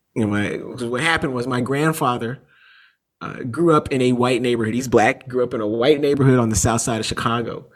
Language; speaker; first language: English; native; English